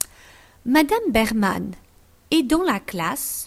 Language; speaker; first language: French; non-native, fluent; English